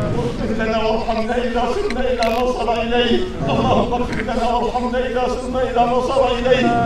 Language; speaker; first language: Arabic; non-native, fluent; Indonesian